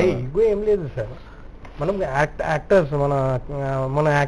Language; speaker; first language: Telugu; non-native, local second language; Urdu